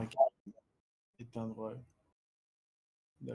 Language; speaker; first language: French; non-native, learner; Russian